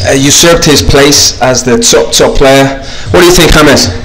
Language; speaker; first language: English; native; English